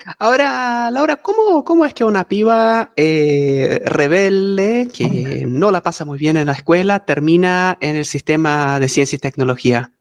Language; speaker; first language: Spanish; native; Spanish